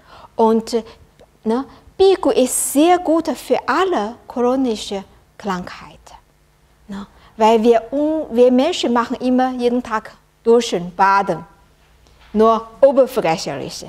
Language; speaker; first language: German; non-native, learner; Chinese